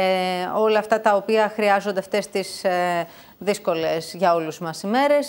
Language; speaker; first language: Greek; native; Greek